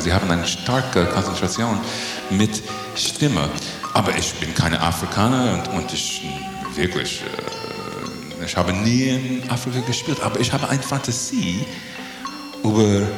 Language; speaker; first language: German; non-native, learner; English